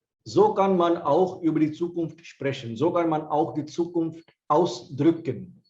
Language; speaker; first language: German; non-native, fluent; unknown